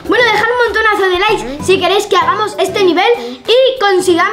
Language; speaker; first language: Spanish; native; Spanish